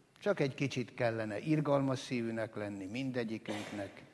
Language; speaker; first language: Hungarian; native; Hungarian